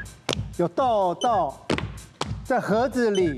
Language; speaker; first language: Chinese; native; Chinese